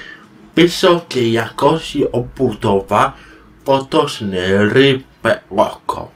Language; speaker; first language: Polish; non-native, learner; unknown